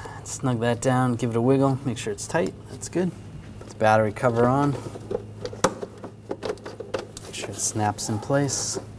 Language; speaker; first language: English; native; English